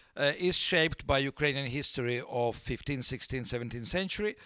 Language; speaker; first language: English; non-native, fluent; Russian